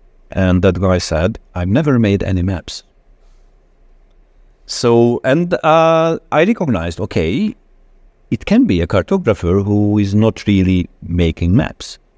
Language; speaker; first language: English; non-native, fluent; Hungarian